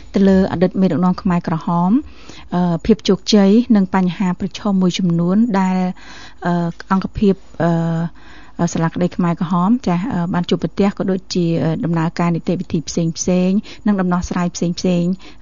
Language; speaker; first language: Khmer; native; Khmer